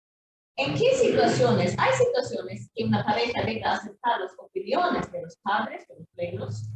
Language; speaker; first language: Spanish; non-native, fluent; Swedish